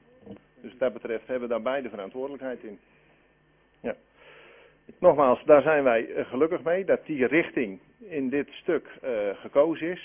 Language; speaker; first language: Dutch; native; Dutch